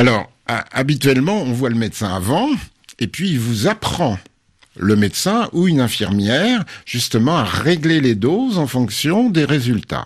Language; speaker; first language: French; native; French